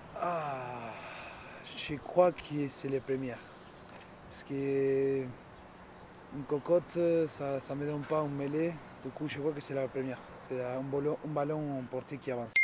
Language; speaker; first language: French; non-native, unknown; Spanish